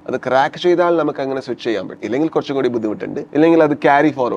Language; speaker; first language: Malayalam; non-native, learner; Kannada